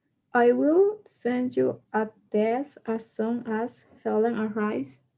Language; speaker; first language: English; non-native, learner; Spanish